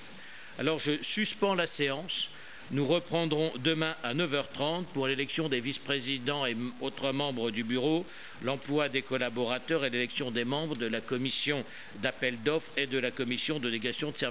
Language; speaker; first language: French; native; French